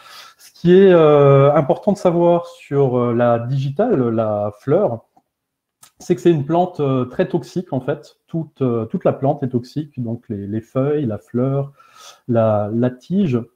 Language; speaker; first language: French; native; French